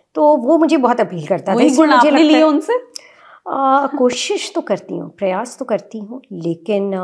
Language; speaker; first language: Hindi; native; Hindi